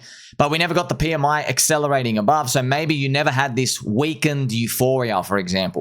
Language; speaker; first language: English; native; English